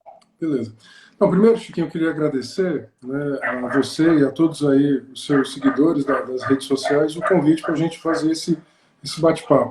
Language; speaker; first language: Portuguese; native; Portuguese